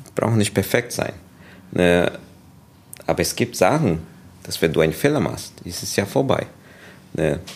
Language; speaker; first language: German; non-native, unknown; Portuguese